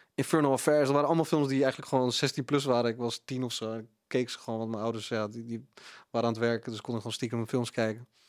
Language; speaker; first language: Dutch; early bilingual, other home language; Punjabi